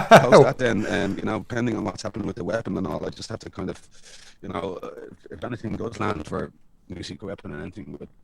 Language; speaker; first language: English; native; English